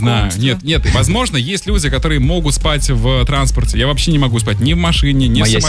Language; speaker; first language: Russian; native; Russian